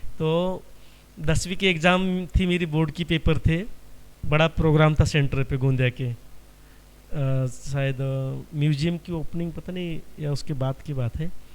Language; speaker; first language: Hindi; non-native, local second language; Marathi